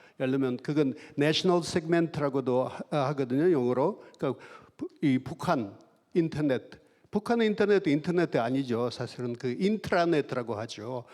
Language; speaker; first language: Korean; non-native, fluent; Russian